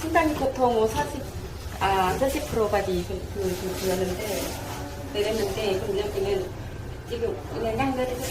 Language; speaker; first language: Korean; non-native, learner; Lao